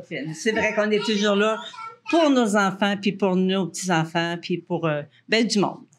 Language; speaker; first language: French; native; French